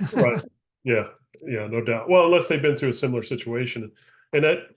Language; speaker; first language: English; native; English